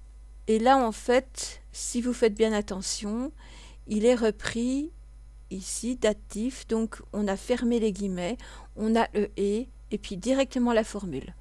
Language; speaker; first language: French; native; French